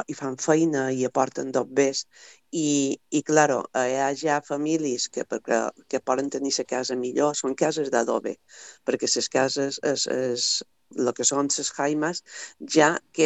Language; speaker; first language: Catalan; native; Catalan